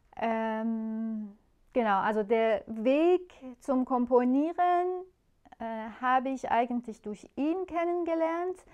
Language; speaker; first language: German; non-native, fluent; Persian